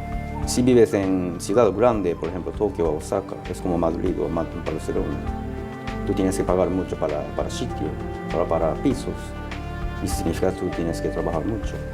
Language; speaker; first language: Spanish; non-native, learner; Japanese